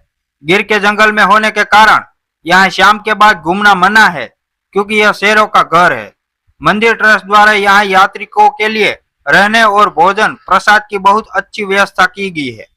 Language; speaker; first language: Hindi; non-native, local second language; Gujarati